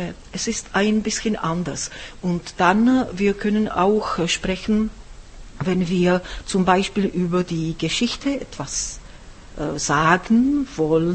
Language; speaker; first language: German; non-native, fluent; Czech